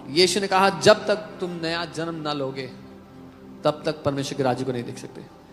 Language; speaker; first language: Hindi; native; Hindi